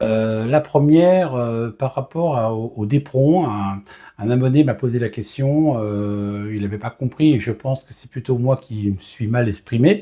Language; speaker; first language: French; native; French